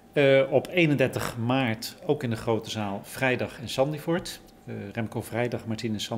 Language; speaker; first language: Dutch; native; Dutch